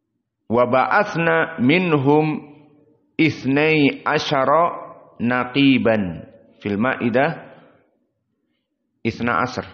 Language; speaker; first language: Arabic; non-native, fluent; Indonesian